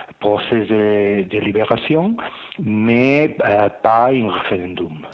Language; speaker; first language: French; non-native, learner; Catalan